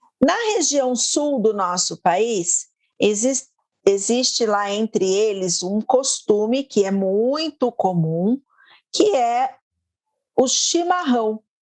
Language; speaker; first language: Portuguese; native; Portuguese